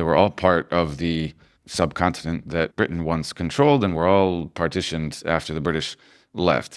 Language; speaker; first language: English; native; English